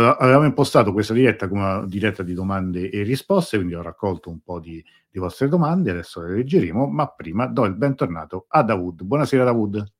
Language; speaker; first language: Italian; native; Italian